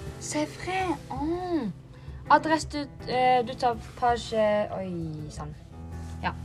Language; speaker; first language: French; non-native, learner; Norwegian